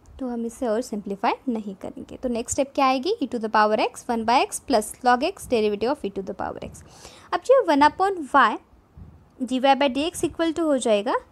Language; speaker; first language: Hindi; non-native, local second language; Marathi